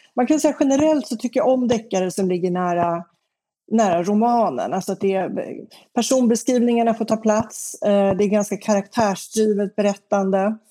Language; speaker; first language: Swedish; native; Swedish